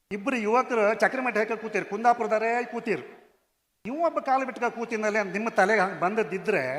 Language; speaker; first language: Kannada; non-native, local second language; Konkani